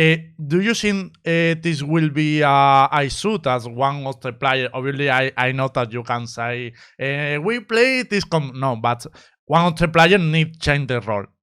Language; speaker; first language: English; non-native, learner; Spanish